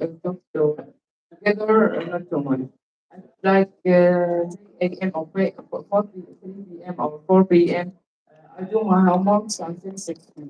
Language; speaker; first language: English; non-native, learner; Arabic